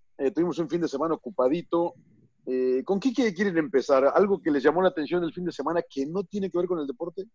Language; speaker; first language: Spanish; native; Spanish